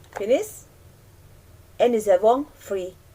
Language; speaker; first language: French; non-native, learner; Indonesian